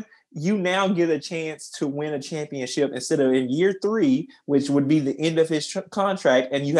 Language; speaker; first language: English; native; English